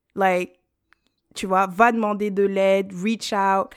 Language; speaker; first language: French; native; French